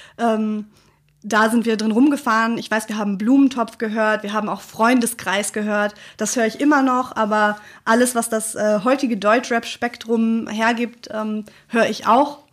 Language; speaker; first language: German; native; German